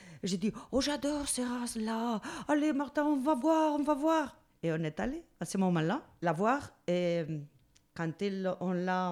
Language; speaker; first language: French; non-native, learner; Spanish